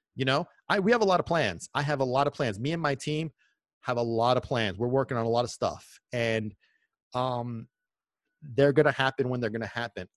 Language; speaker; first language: English; non-native, fluent; Italian